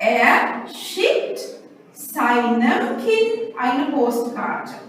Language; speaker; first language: German; non-native, fluent; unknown